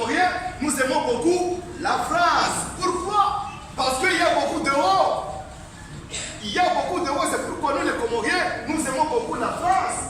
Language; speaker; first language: French; non-native, local second language; Comorian